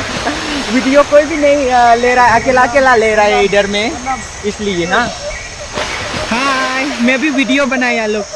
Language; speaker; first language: Hindi; non-native, local second language; Khasi